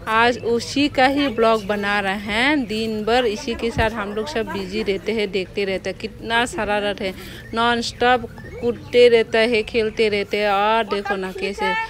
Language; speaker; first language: Hindi; non-native, local second language; Kok Borok